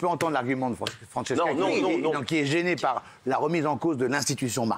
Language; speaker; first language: French; native; French